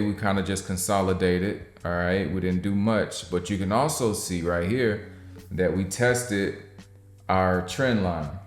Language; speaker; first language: English; native; English